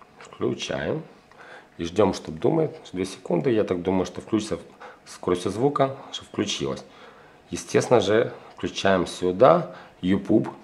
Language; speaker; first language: Russian; non-native, local second language; Ukrainian